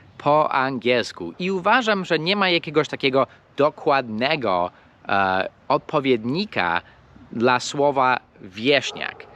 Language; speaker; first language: Polish; non-native, fluent; English